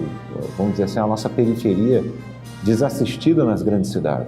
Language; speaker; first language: Portuguese; native; Portuguese